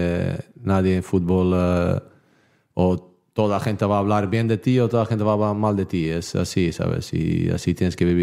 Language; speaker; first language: Spanish; non-native, learner; Bosnian